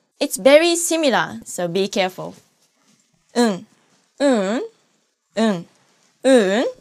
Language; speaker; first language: English; non-native, fluent; Japanese